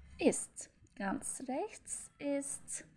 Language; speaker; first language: German; non-native, fluent; Turkish